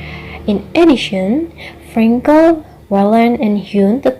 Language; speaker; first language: English; non-native, learner; Indonesian